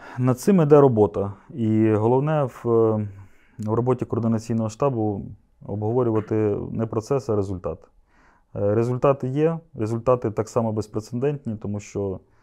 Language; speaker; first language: Ukrainian; native; Ukrainian